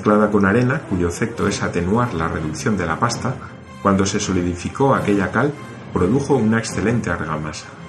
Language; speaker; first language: Spanish; native; Spanish